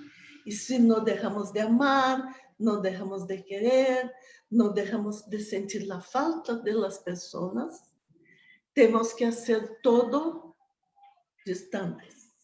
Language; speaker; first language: Spanish; non-native, fluent; Portuguese